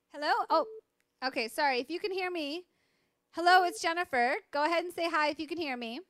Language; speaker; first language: English; native; English